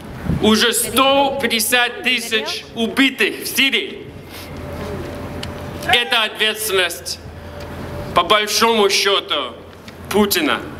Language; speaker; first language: Russian; non-native, fluent; English